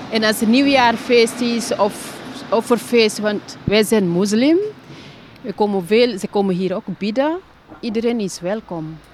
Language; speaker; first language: Dutch; non-native, fluent; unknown